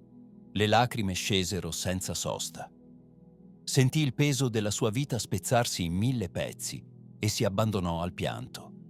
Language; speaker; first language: Italian; native; Italian